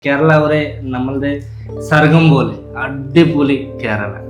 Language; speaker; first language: Malayalam; non-native, local second language; Bangla